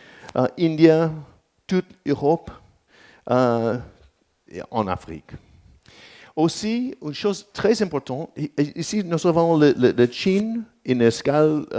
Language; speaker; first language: French; non-native, learner; English